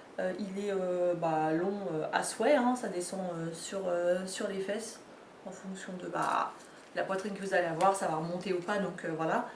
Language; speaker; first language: French; native; French